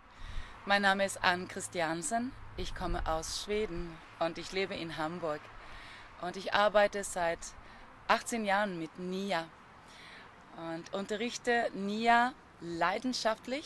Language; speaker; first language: German; non-native, fluent; Swedish